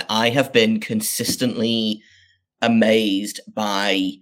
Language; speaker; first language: English; native; English